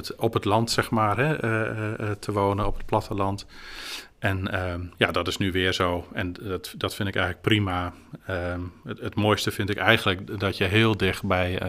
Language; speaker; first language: Dutch; native; Dutch